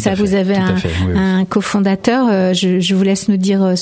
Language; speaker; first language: French; native; French